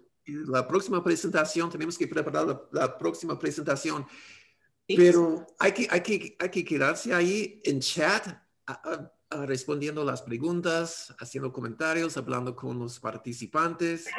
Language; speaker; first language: Spanish; non-native, learner; English